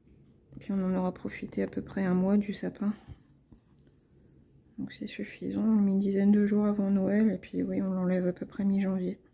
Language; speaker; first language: French; native; French